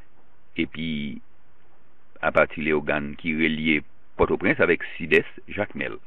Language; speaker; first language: French; non-native, local second language; Haitian Creole